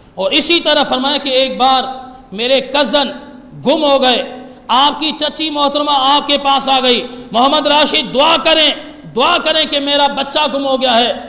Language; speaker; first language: Urdu; non-native, local second language; Sindhi